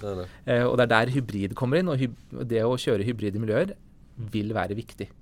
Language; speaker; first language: Norwegian; native; Norwegian